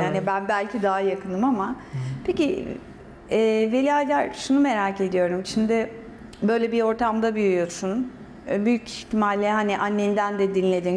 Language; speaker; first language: Turkish; native; Turkish